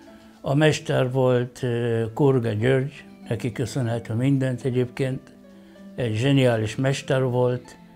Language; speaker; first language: Hungarian; non-native, fluent; Arabic